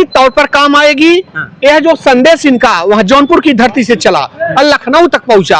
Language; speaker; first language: Hindi; native; Hindi